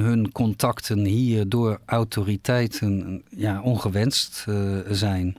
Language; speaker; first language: Dutch; native; Dutch